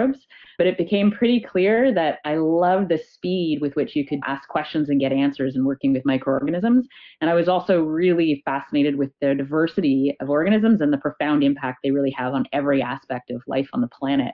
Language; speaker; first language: English; native; English